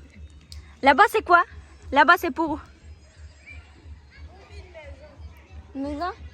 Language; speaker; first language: French; non-native, learner; Kazakh